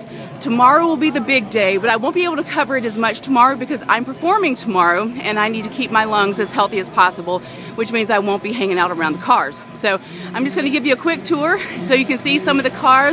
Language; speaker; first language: English; native; English